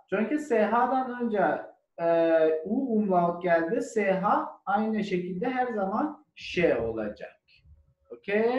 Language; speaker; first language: Turkish; non-native, learner; German